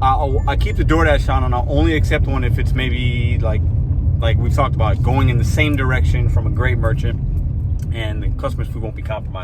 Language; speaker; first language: English; native; English